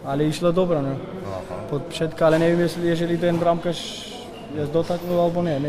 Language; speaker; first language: Polish; non-native, learner; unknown